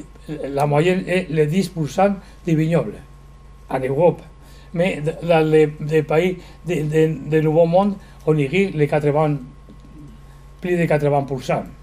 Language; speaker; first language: French; non-native, learner; Spanish